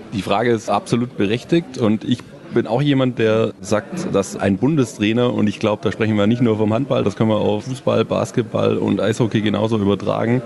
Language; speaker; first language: German; native; German